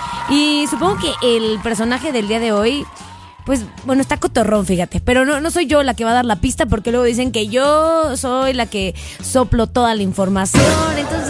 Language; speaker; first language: Spanish; native; Spanish